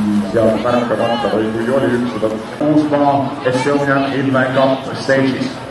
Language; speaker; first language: Estonian; native; Estonian